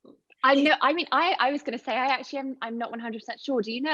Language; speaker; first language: English; native; English